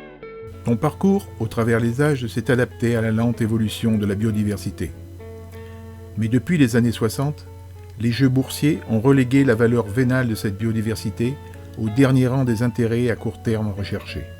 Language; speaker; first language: French; native; French